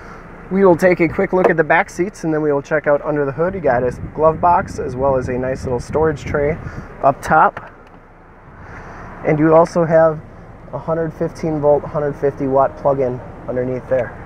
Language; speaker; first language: English; native; English